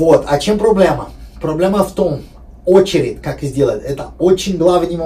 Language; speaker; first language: Russian; non-native, learner; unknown